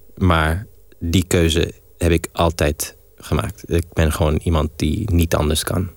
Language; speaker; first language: Dutch; early bilingual, heritage; Dutch